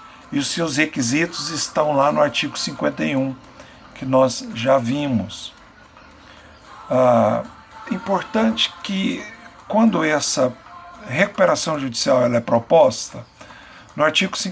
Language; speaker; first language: Portuguese; native; Portuguese